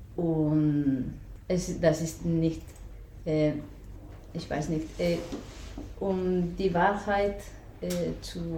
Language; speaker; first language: German; non-native, fluent; Spanish